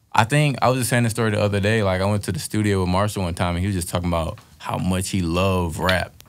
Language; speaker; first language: English; native; English